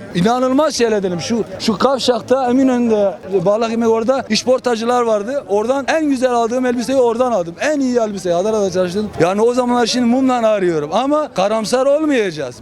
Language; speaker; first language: Turkish; native; Turkish